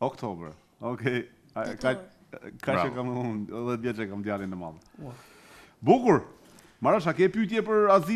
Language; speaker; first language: Albanian; native; Albanian